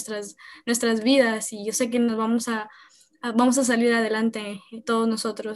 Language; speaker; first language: English; non-native, fluent; Spanish